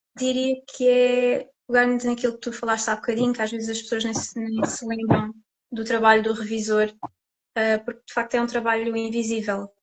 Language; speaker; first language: Portuguese; native; Portuguese